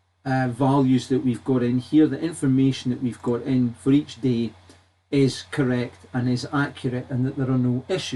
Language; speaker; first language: English; native; English